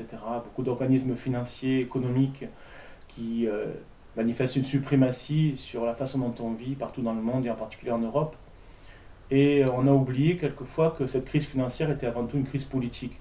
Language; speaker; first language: French; native; French